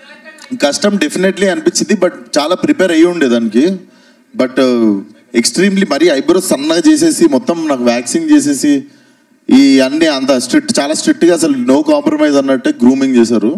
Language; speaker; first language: Telugu; native; Telugu